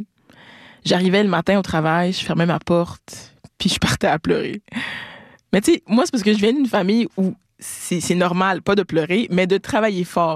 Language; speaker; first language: French; native; French